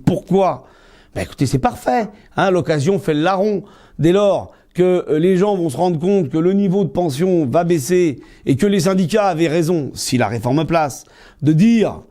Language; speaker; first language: French; native; French